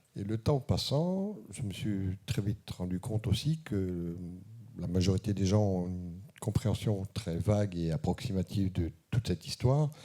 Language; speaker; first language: French; early bilingual, heritage; French